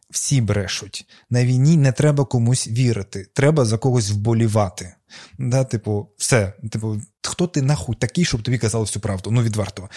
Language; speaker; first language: Ukrainian; non-native, local second language; Russian